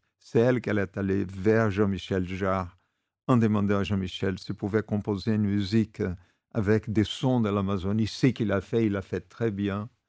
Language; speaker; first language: French; non-native, fluent; Portuguese